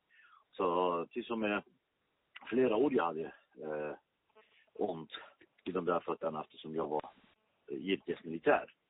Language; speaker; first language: Swedish; non-native, fluent; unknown